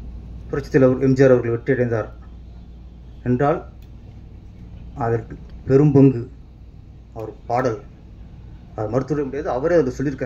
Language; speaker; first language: Tamil; native; Tamil